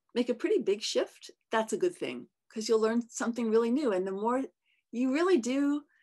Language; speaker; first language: English; native; English